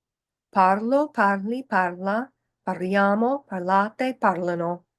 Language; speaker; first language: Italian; non-native, fluent; English